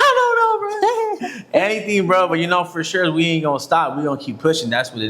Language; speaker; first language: English; native; English